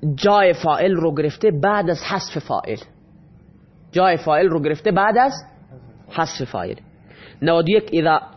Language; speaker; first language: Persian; non-native, local second language; Baluchi